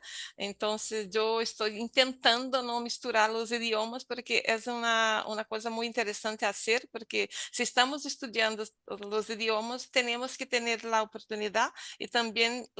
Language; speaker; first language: Spanish; non-native, learner; Portuguese